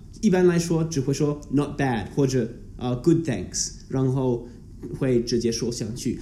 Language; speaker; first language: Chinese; non-native, fluent; English